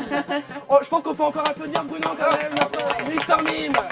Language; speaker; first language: French; native; French